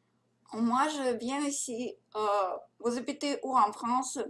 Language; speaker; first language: French; non-native, learner; Russian